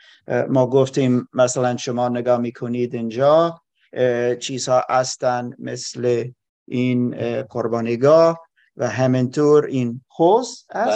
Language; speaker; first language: Persian; non-native, fluent; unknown